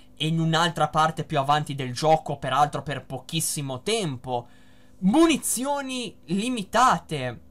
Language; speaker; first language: Italian; native; Italian